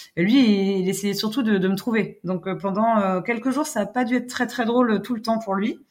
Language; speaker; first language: French; non-native, fluent; English